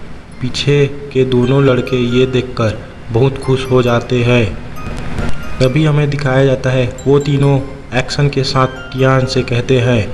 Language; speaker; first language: Hindi; native; Hindi